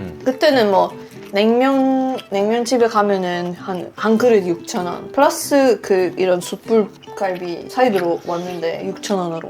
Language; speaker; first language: Korean; non-native, fluent; Swedish